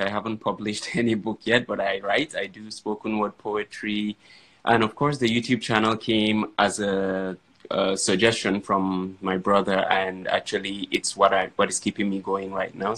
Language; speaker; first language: English; non-native, local second language; Fula